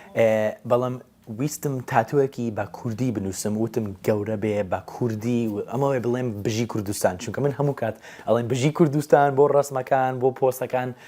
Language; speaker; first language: Central Kurdish; non-native, fluent; English